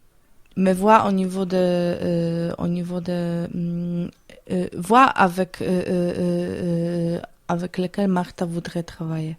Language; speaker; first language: French; non-native, learner; Polish